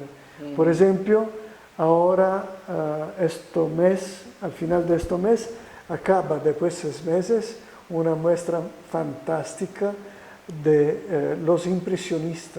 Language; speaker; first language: Spanish; non-native, fluent; Italian